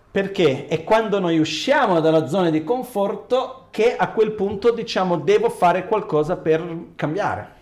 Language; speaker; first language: Italian; non-native, fluent; Portuguese